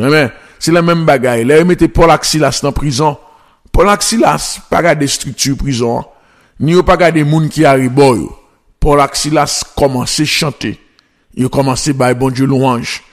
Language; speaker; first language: French; non-native, local second language; Haitian Creole